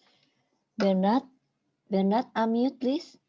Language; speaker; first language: English; non-native, learner; Indonesian